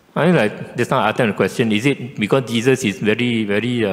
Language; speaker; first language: English; non-native, local second language; Chinese